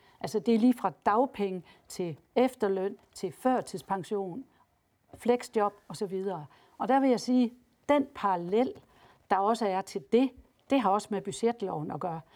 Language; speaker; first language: Danish; native; Danish